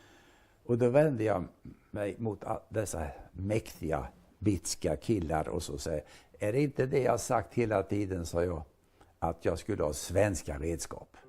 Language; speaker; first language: Swedish; native; Swedish